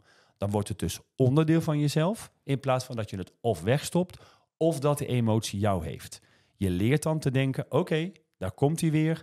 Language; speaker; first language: Dutch; native; Dutch